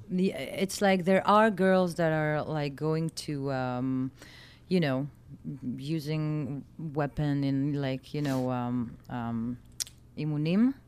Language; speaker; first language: English; non-native, fluent; Hebrew